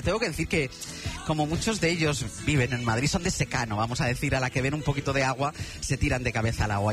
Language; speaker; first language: Spanish; native; Spanish